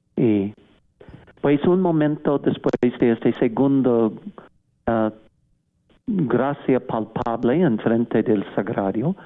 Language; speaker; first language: Spanish; non-native, fluent; English